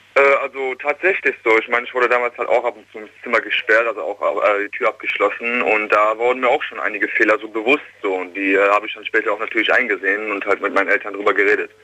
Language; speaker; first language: German; native; German